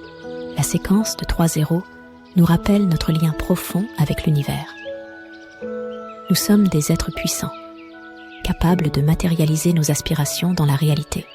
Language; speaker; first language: French; native; French